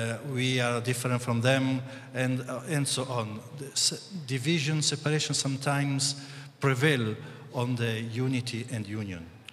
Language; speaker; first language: English; non-native, fluent; Italian